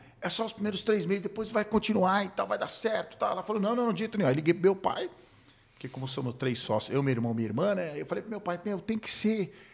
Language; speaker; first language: Portuguese; early bilingual, other home language; Hebrew